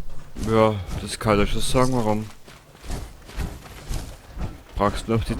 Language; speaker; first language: German; native; German